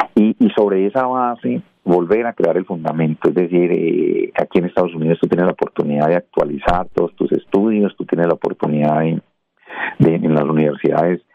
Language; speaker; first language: Spanish; native; Spanish